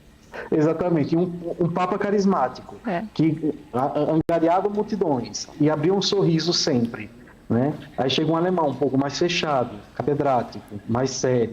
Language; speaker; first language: Portuguese; native; Portuguese